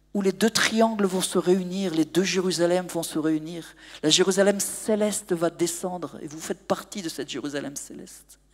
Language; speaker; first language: French; native; French